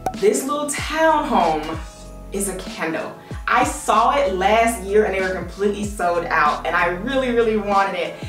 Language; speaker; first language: English; native; English